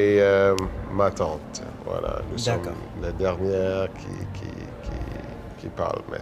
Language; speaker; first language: French; non-native, local second language; English